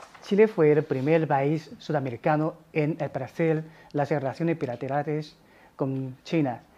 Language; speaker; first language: Spanish; non-native, fluent; Chinese